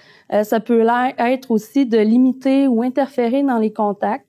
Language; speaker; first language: French; native; French